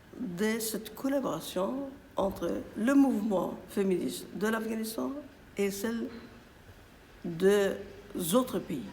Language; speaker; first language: French; non-native, fluent; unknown